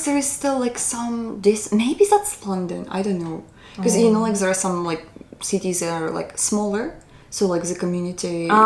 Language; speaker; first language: English; non-native, fluent; Russian